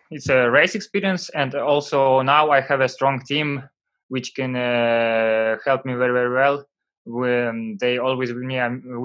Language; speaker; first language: English; non-native, learner; Russian